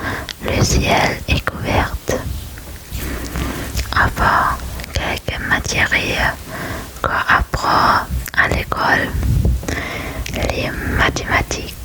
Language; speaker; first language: French; non-native, learner; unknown